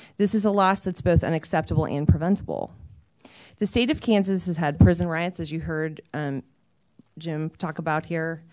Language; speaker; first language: English; native; English